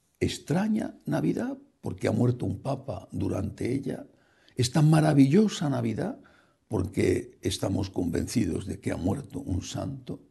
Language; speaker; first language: Spanish; native; Spanish